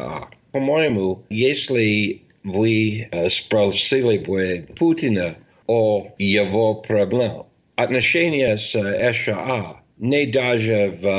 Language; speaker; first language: Russian; non-native, fluent; English